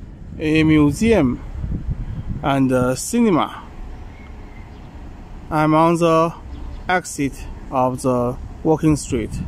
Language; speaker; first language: English; non-native, learner; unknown